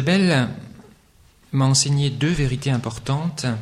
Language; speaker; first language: French; native; French